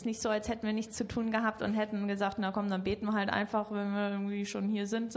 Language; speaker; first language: German; native; German